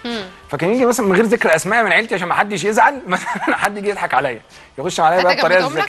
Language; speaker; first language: Arabic; native; Arabic